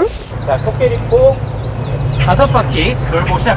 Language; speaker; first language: Korean; native; Korean